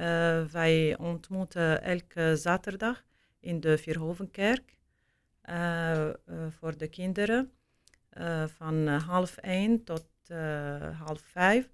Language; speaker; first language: Dutch; non-native, learner; Arabic